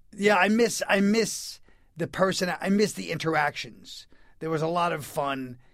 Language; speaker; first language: English; native; English